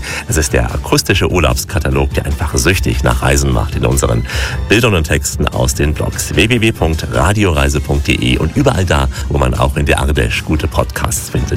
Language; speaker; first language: German; native; German